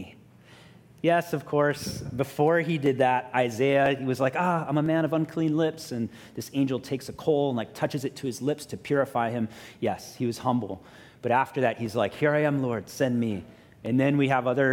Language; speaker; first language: English; native; English